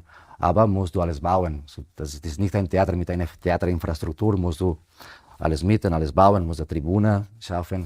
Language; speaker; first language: German; non-native, fluent; Spanish